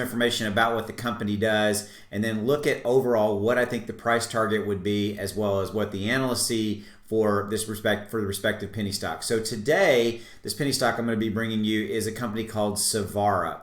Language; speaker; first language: English; native; English